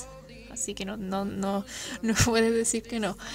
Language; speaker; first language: Spanish; native; Spanish